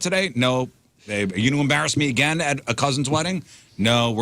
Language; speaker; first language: English; native; English